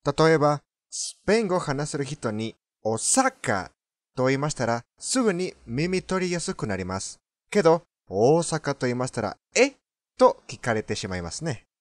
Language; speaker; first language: Japanese; non-native, fluent; Spanish